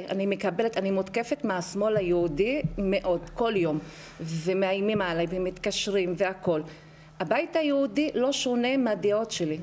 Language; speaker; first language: Hebrew; non-native, local second language; Arabic